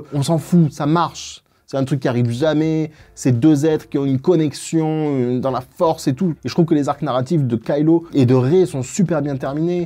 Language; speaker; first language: French; native; French